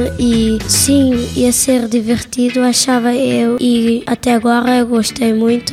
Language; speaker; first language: Portuguese; early bilingual, heritage; Portuguese